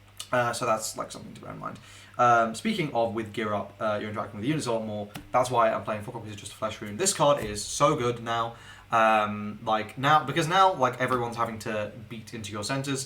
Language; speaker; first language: English; native; English